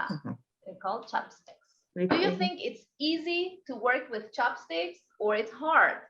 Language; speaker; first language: English; non-native, fluent; Persian